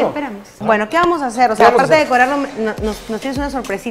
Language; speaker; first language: Spanish; native; Spanish